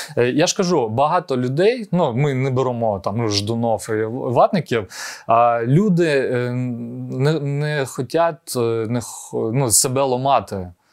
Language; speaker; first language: Ukrainian; non-native, local second language; Russian